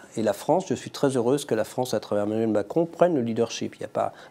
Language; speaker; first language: French; native; French